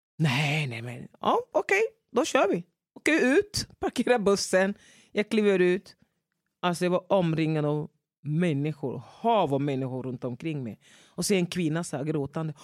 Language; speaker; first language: Swedish; non-native, fluent; French